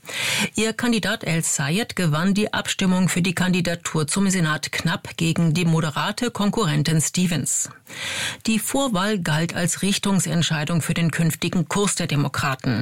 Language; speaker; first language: German; native; German